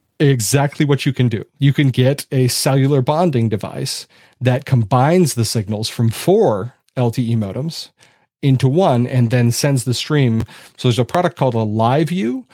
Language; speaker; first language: English; native; English